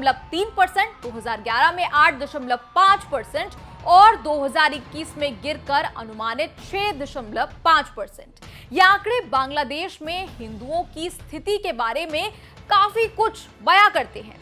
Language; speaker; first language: Hindi; native; Hindi